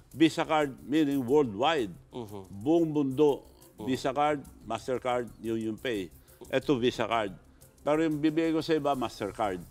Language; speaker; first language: Filipino; non-native, local second language; Iloko